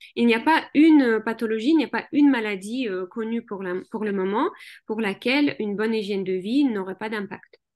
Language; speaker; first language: French; early bilingual, other home language; Russian